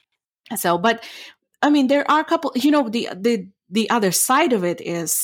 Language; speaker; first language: English; non-native, fluent; Ukrainian